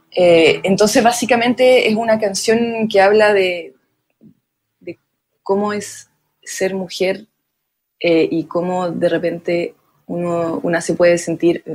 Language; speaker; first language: Spanish; early bilingual, other home language; French